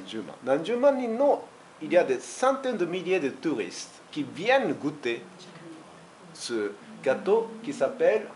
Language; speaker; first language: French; non-native, fluent; Japanese